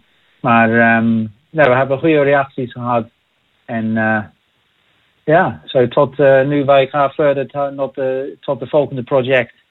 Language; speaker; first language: Dutch; non-native, fluent; English